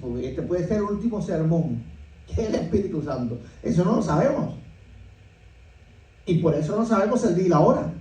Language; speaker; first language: Spanish; native; Spanish